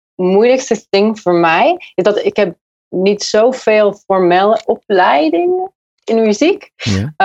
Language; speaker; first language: Dutch; non-native, learner; English